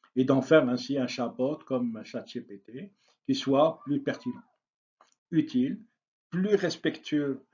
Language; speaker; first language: French; non-native, local second language; Arabic